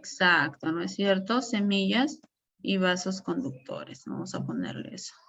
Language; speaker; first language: Spanish; native; Spanish